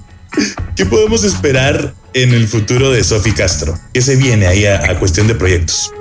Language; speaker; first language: Spanish; native; Spanish